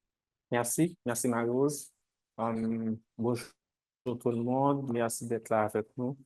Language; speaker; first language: French; non-native, local second language; Haitian Creole